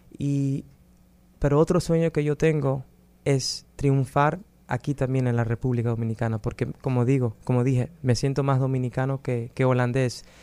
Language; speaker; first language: Spanish; early bilingual, heritage; Spanish